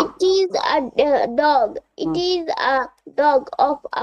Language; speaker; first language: English; non-native, learner; Bangla